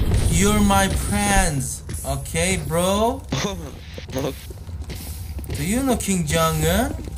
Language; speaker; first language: English; non-native, learner; Korean